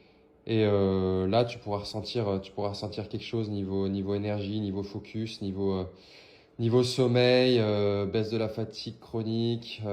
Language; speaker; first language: French; native; French